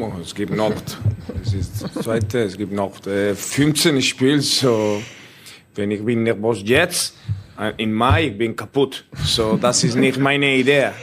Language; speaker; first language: German; non-native, learner; Spanish